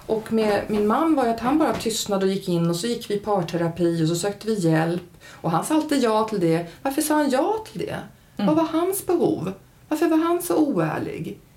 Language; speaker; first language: Swedish; early bilingual, heritage; Swedish